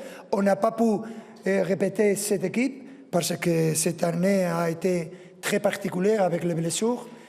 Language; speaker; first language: French; non-native, fluent; Spanish